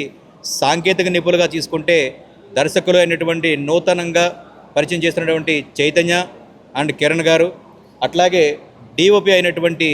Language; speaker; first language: Telugu; native; Telugu